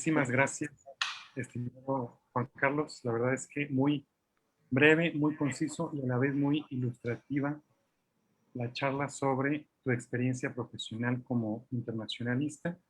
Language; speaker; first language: Spanish; native; Spanish